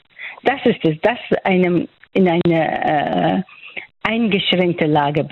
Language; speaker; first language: German; non-native, fluent; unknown